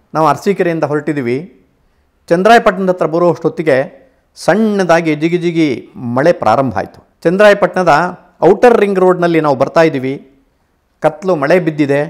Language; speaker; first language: Kannada; native; Kannada